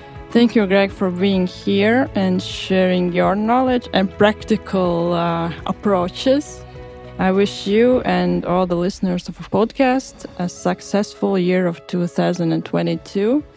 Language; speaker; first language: English; non-native, fluent; Latvian